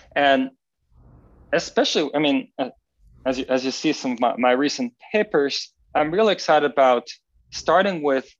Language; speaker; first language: English; non-native, fluent; Dutch